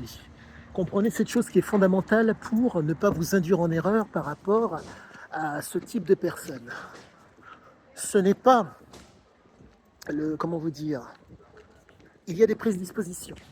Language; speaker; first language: French; native; French